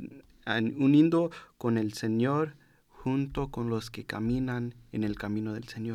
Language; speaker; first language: Spanish; non-native, learner; English